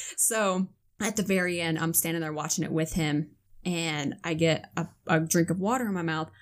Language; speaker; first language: English; native; English